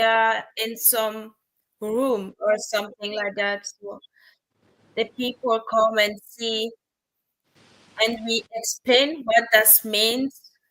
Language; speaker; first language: English; non-native, learner; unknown